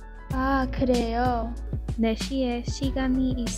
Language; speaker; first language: Korean; non-native, learner; English